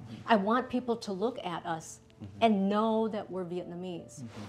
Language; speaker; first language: English; early bilingual, other home language; Vietnamese